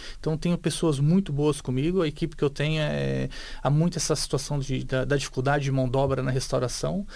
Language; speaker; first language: Portuguese; native; Portuguese